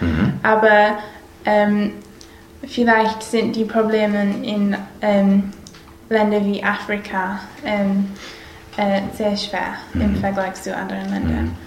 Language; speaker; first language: German; non-native, learner; English